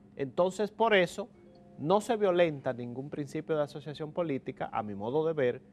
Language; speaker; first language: Spanish; native; Spanish